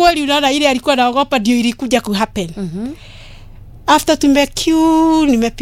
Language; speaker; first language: Swahili; non-native, local second language; Kikuyu